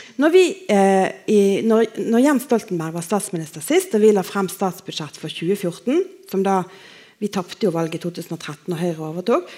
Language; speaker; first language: Norwegian; native; Norwegian